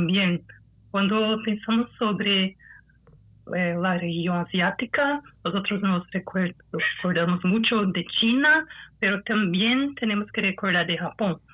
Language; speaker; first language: Spanish; non-native, fluent; Portuguese